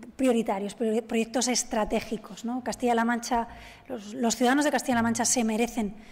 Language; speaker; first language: Spanish; native; Spanish